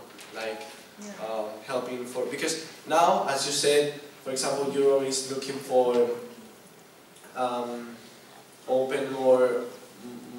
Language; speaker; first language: English; non-native, learner; Spanish